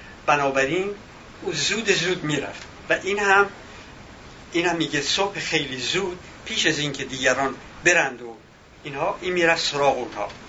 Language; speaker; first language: Persian; native; Persian